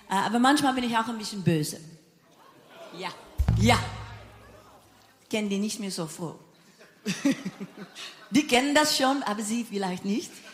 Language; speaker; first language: German; non-native, fluent; Dutch